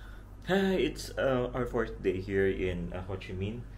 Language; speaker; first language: English; non-native, local second language; Filipino